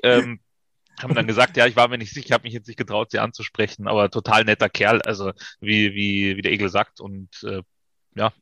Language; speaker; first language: German; native; German